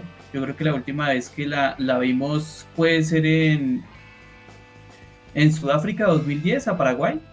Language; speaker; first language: Spanish; native; Spanish